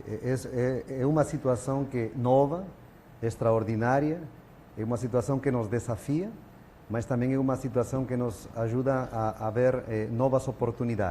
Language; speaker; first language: Spanish; non-native, fluent; Portuguese